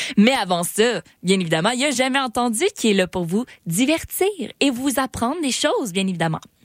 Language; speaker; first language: French; native; French